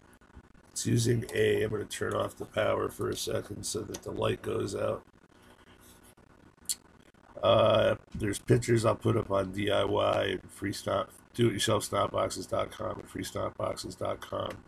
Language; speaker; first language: English; native; English